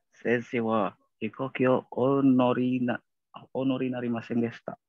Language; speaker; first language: Japanese; non-native, learner; Indonesian